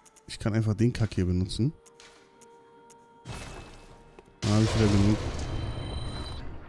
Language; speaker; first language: German; native; German